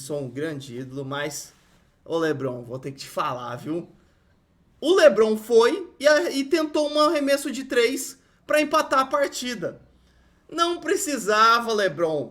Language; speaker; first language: Portuguese; native; Portuguese